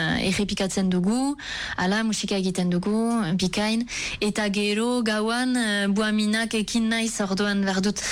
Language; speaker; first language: Basque; non-native, local second language; French